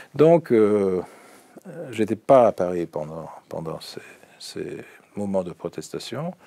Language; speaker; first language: French; non-native, fluent; Russian